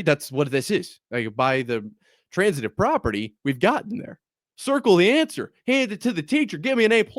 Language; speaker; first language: English; native; English